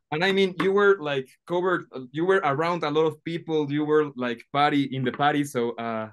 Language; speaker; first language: English; non-native, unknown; Spanish